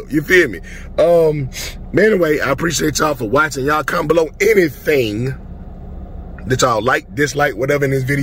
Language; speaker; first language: English; native; English